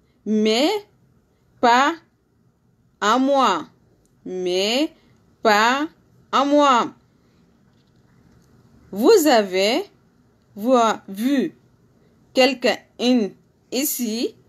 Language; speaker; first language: French; non-native, learner; Arabic